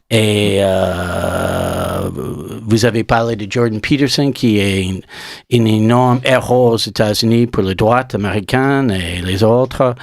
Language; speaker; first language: French; non-native, learner; English